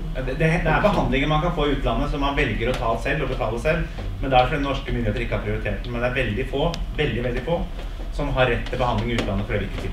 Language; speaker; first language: Norwegian; native; Norwegian